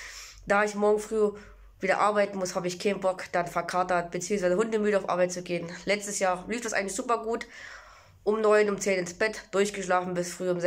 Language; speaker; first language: German; native; German